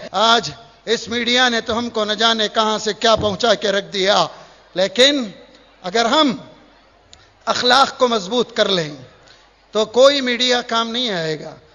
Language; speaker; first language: Urdu; native; Urdu